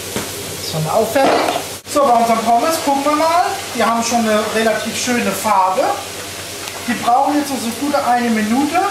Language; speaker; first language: German; native; German